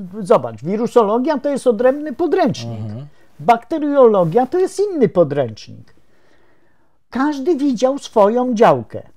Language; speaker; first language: Polish; native; Polish